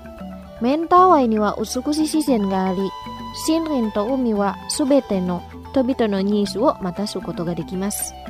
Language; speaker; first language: Japanese; non-native, fluent; Indonesian